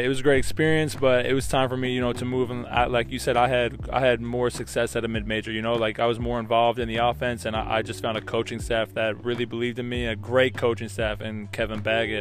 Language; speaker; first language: English; native; English